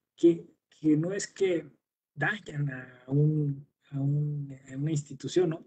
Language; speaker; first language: Spanish; native; Spanish